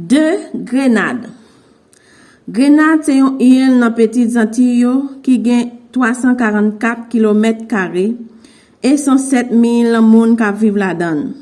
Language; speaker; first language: French; non-native, learner; Haitian Creole